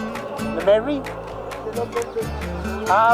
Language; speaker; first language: French; non-native, learner; English